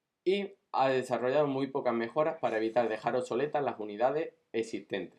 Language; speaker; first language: Spanish; native; Spanish